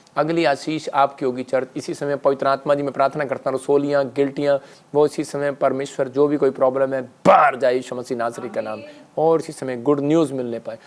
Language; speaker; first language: Hindi; non-native, local second language; Punjabi